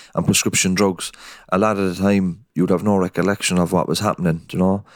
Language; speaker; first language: English; native; English